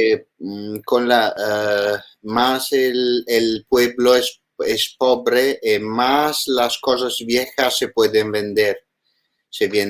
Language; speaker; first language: Spanish; non-native, learner; Italian